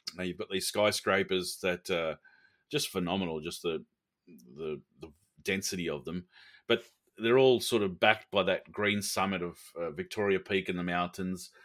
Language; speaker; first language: English; native; English